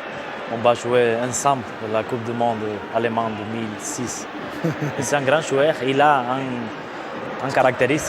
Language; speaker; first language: French; non-native, fluent; Spanish